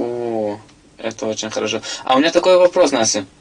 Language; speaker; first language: Russian; non-native, local second language; Tajik